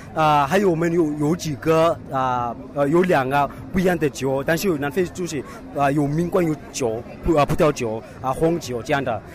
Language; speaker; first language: Chinese; non-native, learner; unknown